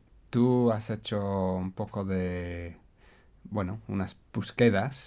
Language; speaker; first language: Spanish; non-native, fluent; English